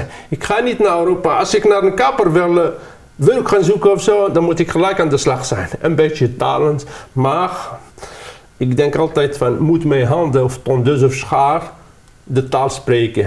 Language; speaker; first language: Dutch; non-native, learner; Arabic